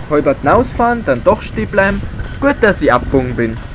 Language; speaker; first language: German; native; German